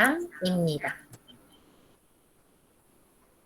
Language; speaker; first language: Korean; non-native, fluent; Spanish